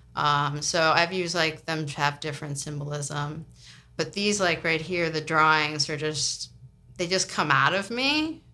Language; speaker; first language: English; native; English